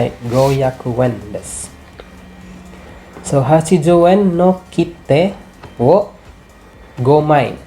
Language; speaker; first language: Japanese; non-native, fluent; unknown